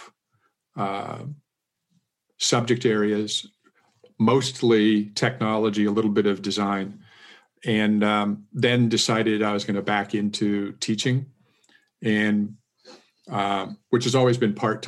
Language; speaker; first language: English; native; English